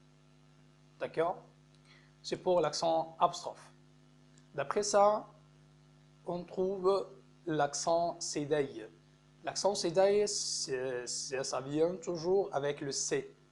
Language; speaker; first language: French; non-native, fluent; Arabic